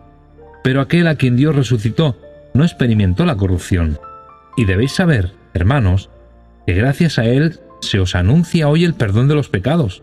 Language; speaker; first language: Spanish; native; Spanish